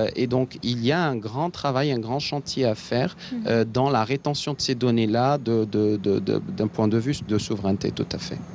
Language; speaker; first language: French; non-native, local second language; Arabic